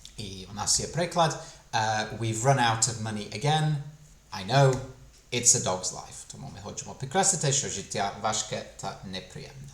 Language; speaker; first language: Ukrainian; non-native, fluent; English